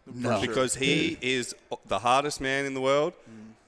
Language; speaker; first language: English; native; English